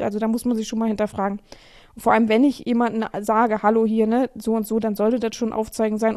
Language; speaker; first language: German; native; German